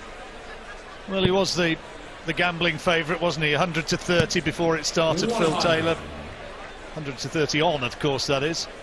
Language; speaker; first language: English; native; English